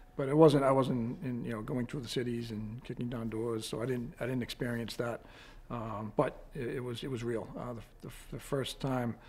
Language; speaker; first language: English; native; English